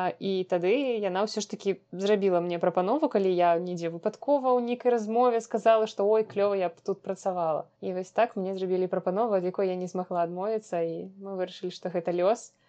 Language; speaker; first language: Belarusian; native; Belarusian